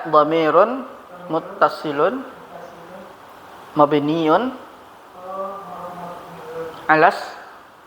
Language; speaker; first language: Arabic; non-native, fluent; Indonesian